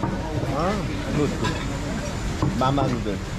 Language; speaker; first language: Korean; native; Korean